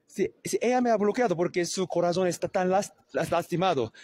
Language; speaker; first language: Spanish; non-native, learner; Korean